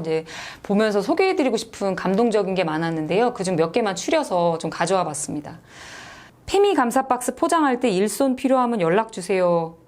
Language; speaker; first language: Korean; native; Korean